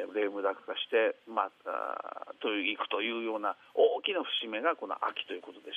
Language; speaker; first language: Japanese; native; Japanese